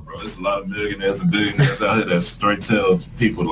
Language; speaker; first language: English; native; English